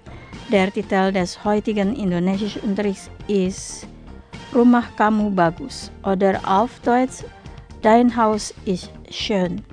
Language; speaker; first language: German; non-native, fluent; Indonesian